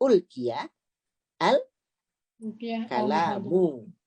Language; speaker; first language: Arabic; non-native, fluent; Indonesian